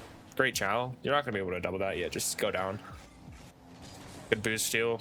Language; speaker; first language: English; native; English